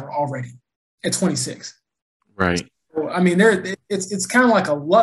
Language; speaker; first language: English; native; English